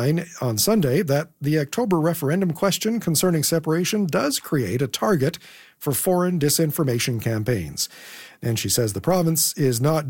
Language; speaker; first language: English; native; English